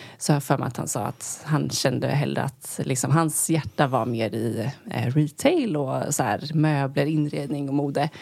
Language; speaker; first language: Swedish; native; Swedish